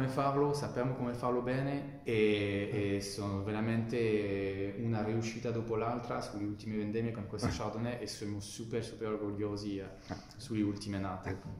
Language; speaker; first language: Italian; non-native, fluent; French